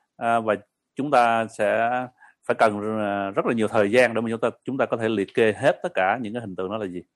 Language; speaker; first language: Vietnamese; early bilingual, heritage; Vietnamese